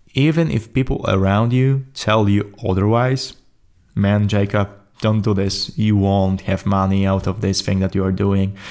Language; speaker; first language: English; non-native, fluent; Polish